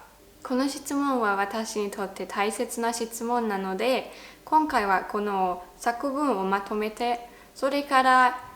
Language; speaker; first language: Japanese; non-native, fluent; German